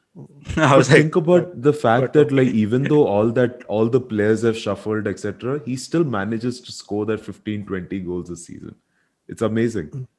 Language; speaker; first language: English; non-native, local second language; Hindi